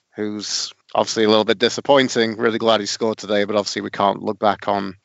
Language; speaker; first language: English; native; English